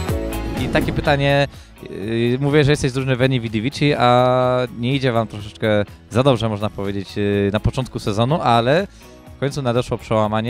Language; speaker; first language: Polish; native; Polish